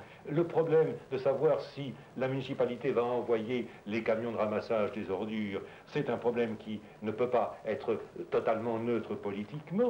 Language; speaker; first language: French; native; French